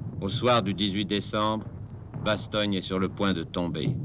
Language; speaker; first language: French; native; French